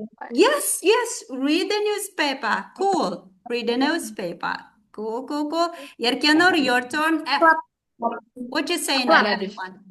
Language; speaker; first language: English; non-native, fluent; Kazakh